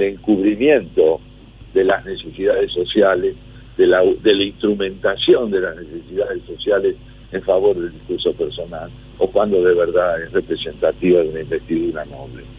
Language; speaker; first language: Spanish; native; Spanish